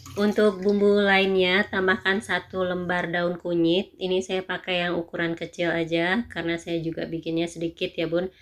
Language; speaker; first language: Indonesian; non-native, local second language; Minangkabau